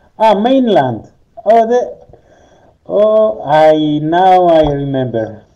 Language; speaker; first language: English; non-native, learner; Greek